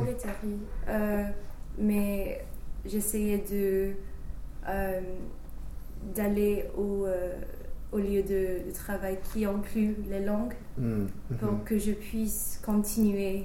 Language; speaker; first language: French; non-native, fluent; English